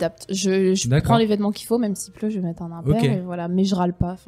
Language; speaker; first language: French; native; French